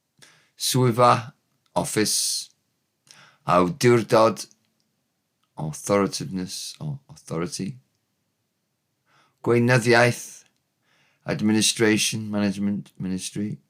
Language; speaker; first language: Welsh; non-native, learner; English